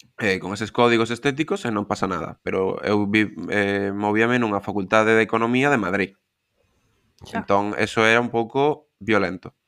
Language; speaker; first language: Galician; non-native, local second language; Spanish